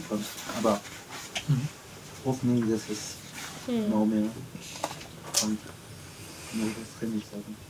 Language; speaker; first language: German; non-native, learner; French